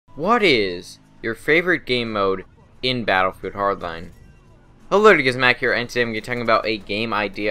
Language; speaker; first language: English; native; English